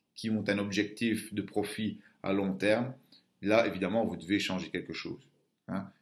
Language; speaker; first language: French; native; French